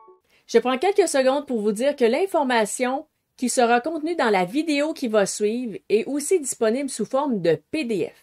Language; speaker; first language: French; native; French